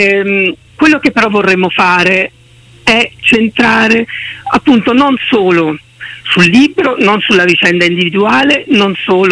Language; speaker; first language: Italian; native; Italian